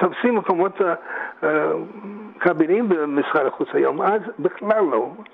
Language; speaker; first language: Hebrew; non-native, fluent; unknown